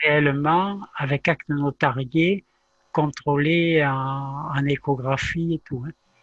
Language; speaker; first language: French; native; French